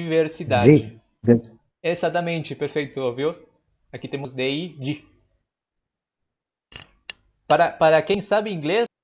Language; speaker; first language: Portuguese; non-native, fluent; Spanish